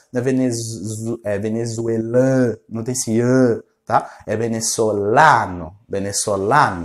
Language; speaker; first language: Portuguese; non-native, fluent; Spanish